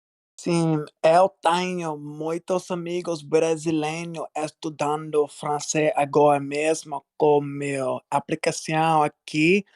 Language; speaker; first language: Portuguese; non-native, learner; English